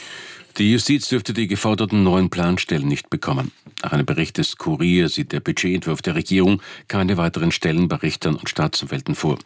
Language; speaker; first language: German; native; German